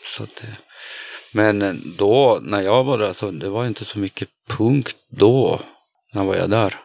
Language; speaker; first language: Swedish; native; Swedish